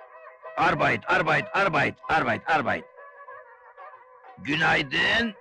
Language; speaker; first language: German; non-native, learner; Turkish